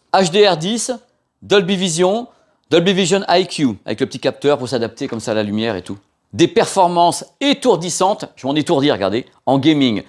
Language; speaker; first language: French; native; French